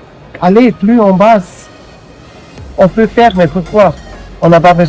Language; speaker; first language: French; non-native, learner; German